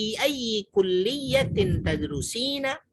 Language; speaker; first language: Arabic; non-native, learner; Indonesian